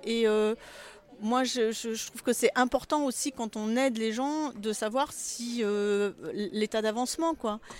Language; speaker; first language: French; native; French